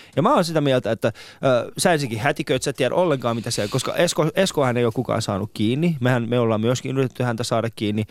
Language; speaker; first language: Finnish; non-native, fluent; Persian